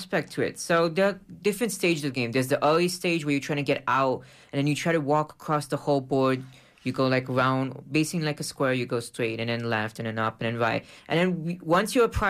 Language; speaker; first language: English; non-native, local second language; Urdu